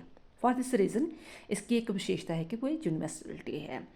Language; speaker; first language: Hindi; native; Hindi